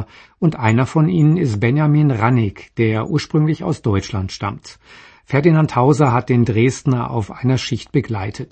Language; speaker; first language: German; native; German